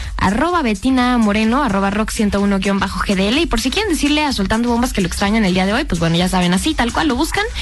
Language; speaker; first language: Spanish; native; Spanish